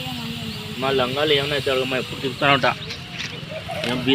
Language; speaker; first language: Telugu; native; Telugu